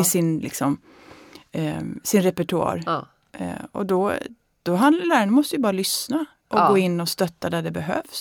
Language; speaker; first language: Swedish; native; Swedish